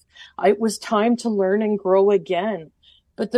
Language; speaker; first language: English; native; English